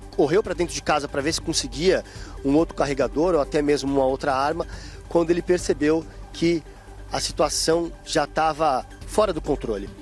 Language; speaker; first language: Portuguese; native; Portuguese